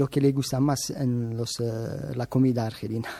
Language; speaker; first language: Spanish; non-native, fluent; Arabic